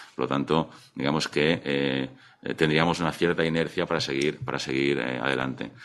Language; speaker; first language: Spanish; non-native, local second language; Catalan